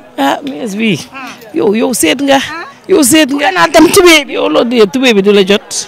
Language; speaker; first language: Wolof; native; Wolof